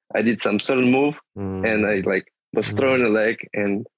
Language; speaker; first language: English; non-native, fluent; Russian